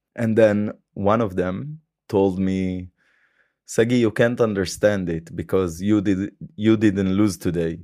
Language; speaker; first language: English; non-native, fluent; Hebrew